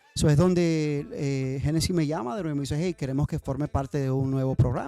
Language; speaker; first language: Spanish; early bilingual, other home language; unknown